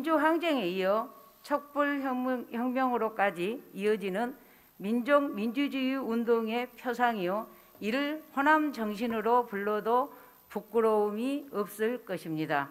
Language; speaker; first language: Korean; native; Korean